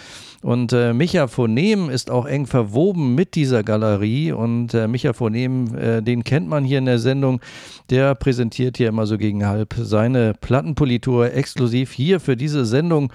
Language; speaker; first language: German; native; German